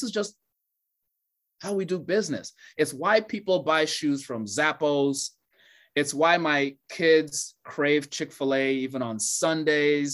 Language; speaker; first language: English; non-native, local second language; Yoruba